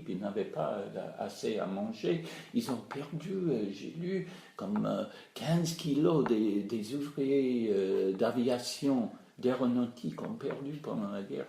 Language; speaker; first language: French; non-native, fluent; English